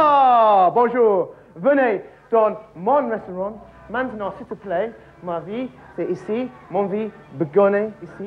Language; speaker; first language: French; non-native, learner; English